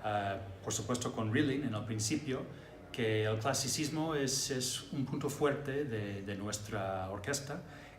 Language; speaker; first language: Spanish; non-native, fluent; English